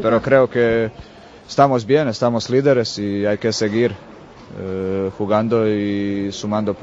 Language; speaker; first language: Spanish; non-native, fluent; Croatian